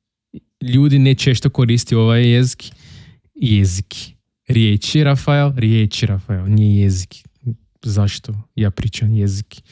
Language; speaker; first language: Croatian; non-native, learner; Portuguese